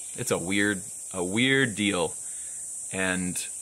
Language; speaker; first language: English; native; English